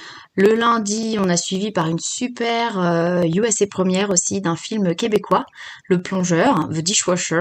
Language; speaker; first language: French; native; French